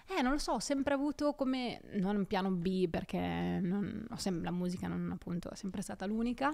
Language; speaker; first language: Italian; native; Italian